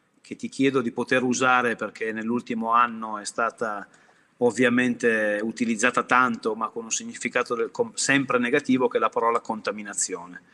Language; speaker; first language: Italian; native; Italian